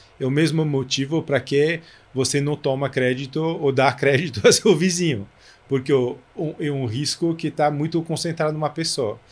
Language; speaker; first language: Portuguese; non-native, fluent; French